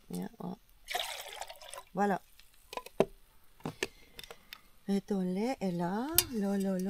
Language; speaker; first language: French; non-native, learner; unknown